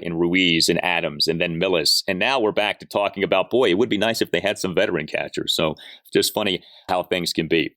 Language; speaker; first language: English; native; English